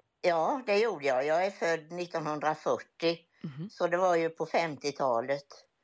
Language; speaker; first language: Swedish; native; Swedish